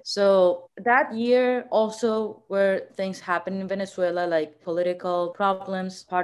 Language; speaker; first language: English; non-native, fluent; Spanish